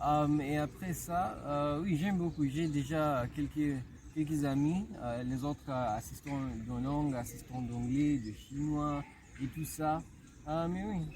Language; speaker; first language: French; non-native, fluent; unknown